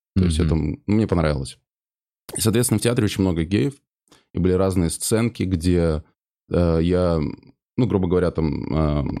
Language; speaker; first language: Russian; native; Russian